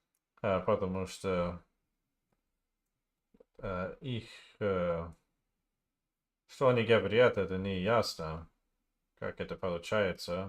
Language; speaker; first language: Russian; non-native, learner; English